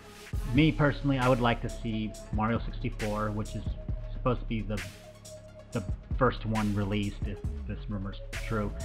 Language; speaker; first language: English; native; English